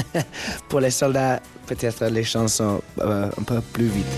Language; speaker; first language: French; non-native, learner; English